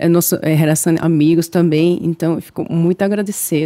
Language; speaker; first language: Portuguese; non-native, learner; Japanese